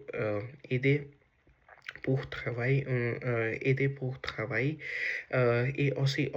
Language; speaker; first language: French; non-native, learner; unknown